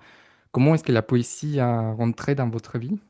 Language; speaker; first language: French; non-native, fluent; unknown